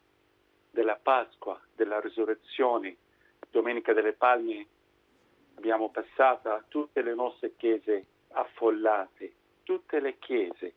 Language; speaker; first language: Italian; non-native, fluent; Arabic